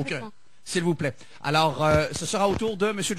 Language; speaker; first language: French; native; French